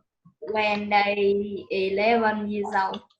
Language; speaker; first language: English; non-native, learner; Vietnamese